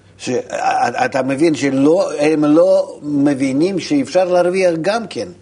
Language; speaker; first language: Hebrew; non-native, fluent; Russian